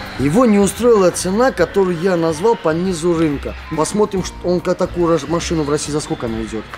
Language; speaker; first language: Russian; non-native, local second language; Armenian